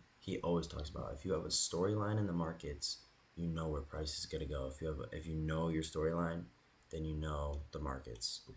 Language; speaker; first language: English; native; English